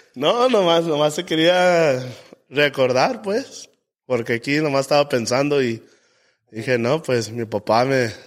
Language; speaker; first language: Spanish; early bilingual, heritage; Spanish